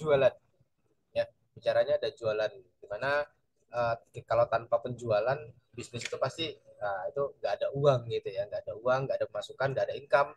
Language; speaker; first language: Indonesian; native; Indonesian